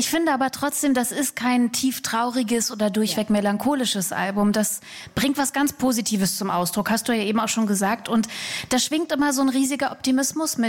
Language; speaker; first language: German; native; German